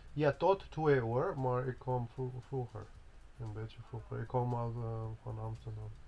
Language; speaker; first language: Dutch; non-native, learner; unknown